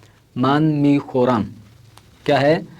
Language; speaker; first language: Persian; non-native, fluent; Urdu